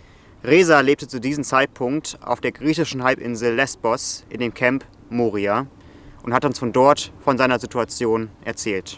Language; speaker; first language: German; native; German